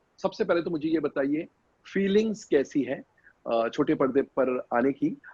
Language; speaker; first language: Hindi; native; Hindi